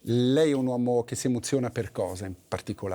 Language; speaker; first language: Italian; native; Italian